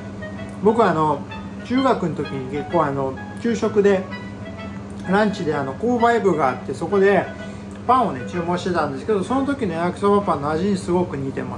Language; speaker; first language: Japanese; native; Japanese